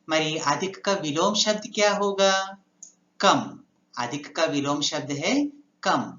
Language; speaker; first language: Hindi; non-native, local second language; Telugu